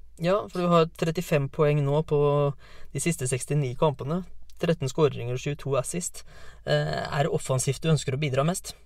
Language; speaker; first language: Norwegian; native; Norwegian